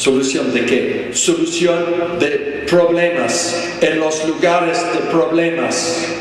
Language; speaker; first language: Spanish; non-native, fluent; English